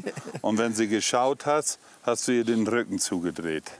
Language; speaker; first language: German; native; German